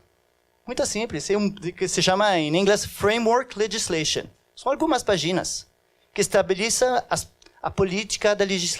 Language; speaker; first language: Portuguese; non-native, fluent; French